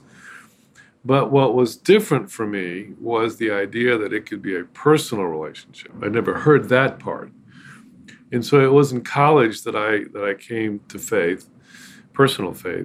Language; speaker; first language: English; native; English